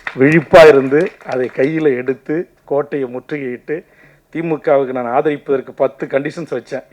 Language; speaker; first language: Tamil; native; Tamil